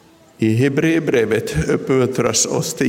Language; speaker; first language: Swedish; non-native, local second language; Finnish